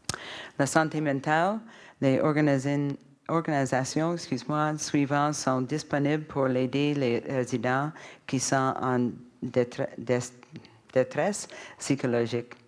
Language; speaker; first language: French; non-native, learner; English